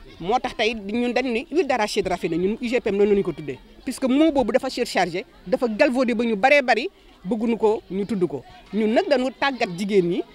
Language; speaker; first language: Wolof; native; Wolof